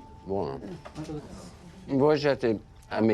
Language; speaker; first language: Italian; early bilingual, heritage; English